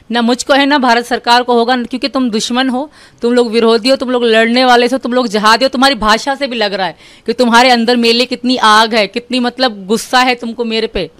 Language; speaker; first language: Urdu; non-native, local second language; Sindhi